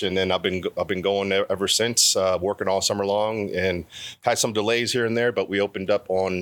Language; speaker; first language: English; native; English